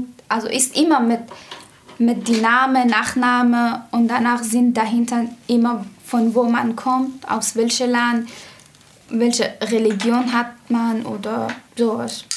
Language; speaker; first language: German; non-native, learner; Persian